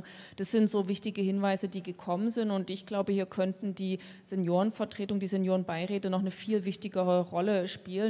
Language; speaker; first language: German; native; German